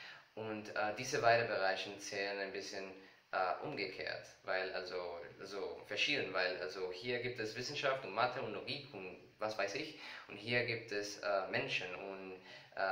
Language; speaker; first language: German; non-native, learner; Spanish